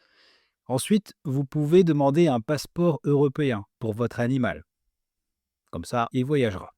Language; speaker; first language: French; native; French